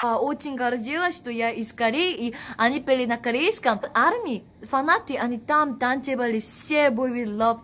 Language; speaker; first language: Russian; non-native, fluent; Korean